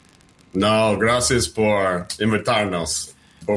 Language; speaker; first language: Spanish; early bilingual, heritage; English